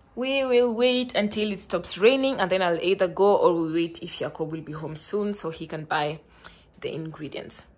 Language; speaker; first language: English; non-native, local second language; Luo (Kenya and Tanzania)